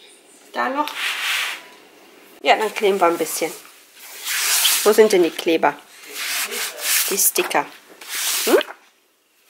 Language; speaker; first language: German; native; German